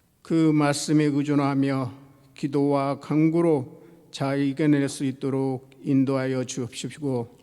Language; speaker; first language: Korean; native; Korean